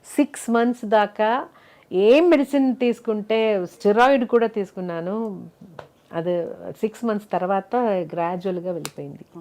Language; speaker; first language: Telugu; non-native, fluent; Malayalam